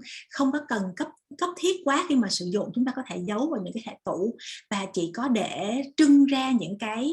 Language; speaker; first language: Vietnamese; native; Vietnamese